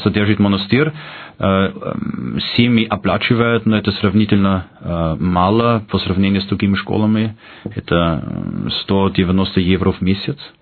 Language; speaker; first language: Russian; non-native, fluent; German